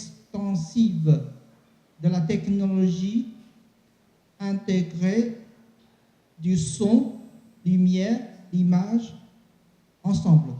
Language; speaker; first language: French; non-native, learner; Chinese